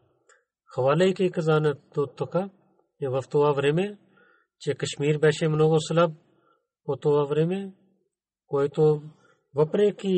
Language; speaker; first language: Bulgarian; non-native, learner; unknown